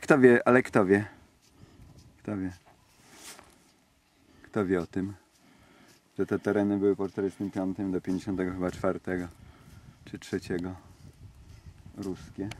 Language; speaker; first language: Polish; native; Polish